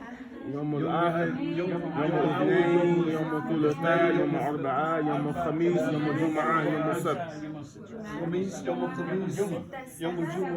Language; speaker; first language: Arabic; non-native, learner; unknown